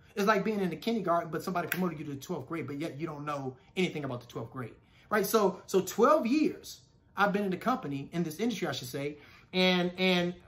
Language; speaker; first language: English; native; English